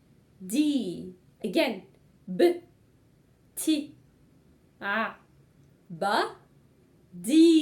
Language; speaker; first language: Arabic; native; Arabic